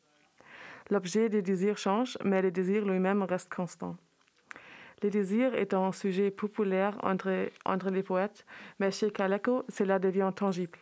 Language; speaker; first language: French; non-native, fluent; German